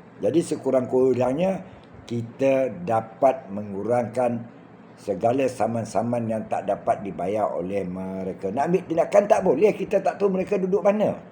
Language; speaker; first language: Malay; native; Malay